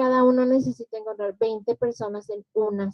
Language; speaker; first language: Spanish; native; Spanish